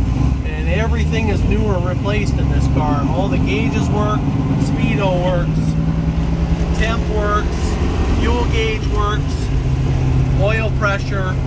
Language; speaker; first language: English; native; English